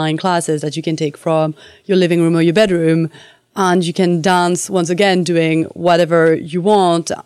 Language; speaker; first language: English; non-native, fluent; French